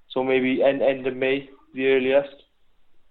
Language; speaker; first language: English; native; English